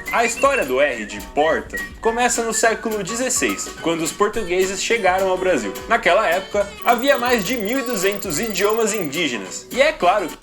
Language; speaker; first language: Portuguese; native; Portuguese